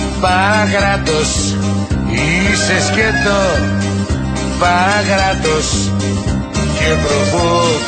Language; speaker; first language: Greek; native; Greek